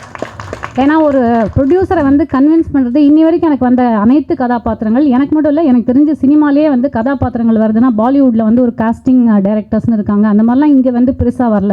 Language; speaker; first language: Tamil; native; Tamil